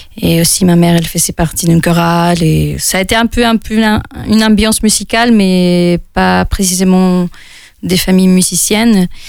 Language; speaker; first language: French; non-native, fluent; Spanish